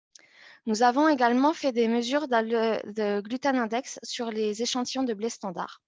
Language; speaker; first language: French; native; French